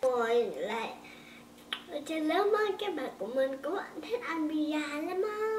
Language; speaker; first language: Vietnamese; early bilingual, heritage; Vietnamese